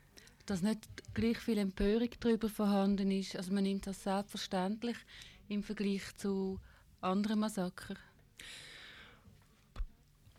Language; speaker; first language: German; native; German